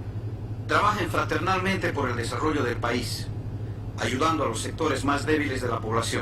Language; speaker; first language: Spanish; native; Spanish